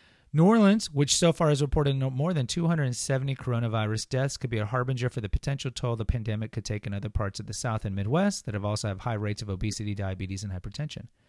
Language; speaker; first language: English; native; English